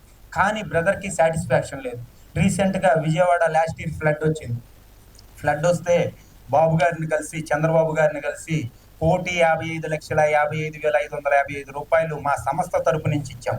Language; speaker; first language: Telugu; native; Telugu